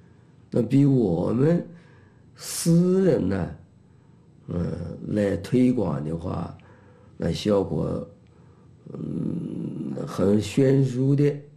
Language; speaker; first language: Chinese; native; Chinese